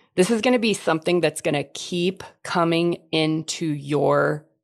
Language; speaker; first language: English; native; English